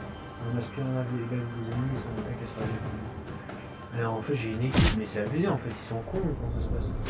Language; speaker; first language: French; native; French